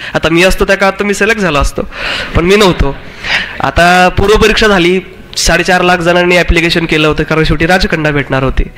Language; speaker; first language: Marathi; non-native, local second language; Urdu